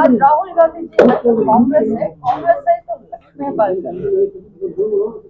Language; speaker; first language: Hindi; non-native, local second language; Kannada